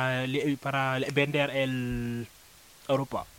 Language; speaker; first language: Spanish; non-native, learner; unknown